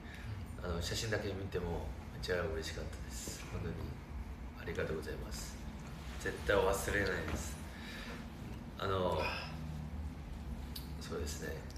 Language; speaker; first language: Japanese; non-native, fluent; Chinese